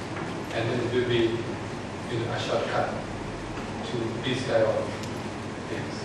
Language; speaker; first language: English; non-native, fluent; Thai